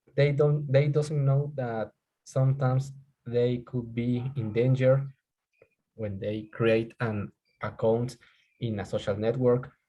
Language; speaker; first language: English; non-native, learner; Spanish